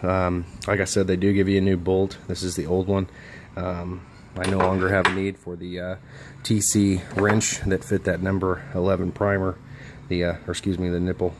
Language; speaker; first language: English; native; English